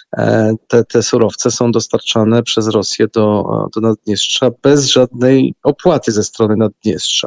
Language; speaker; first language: Polish; native; Polish